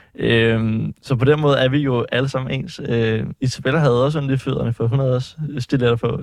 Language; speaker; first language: Danish; native; Danish